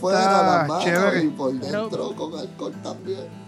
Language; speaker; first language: Spanish; native; Spanish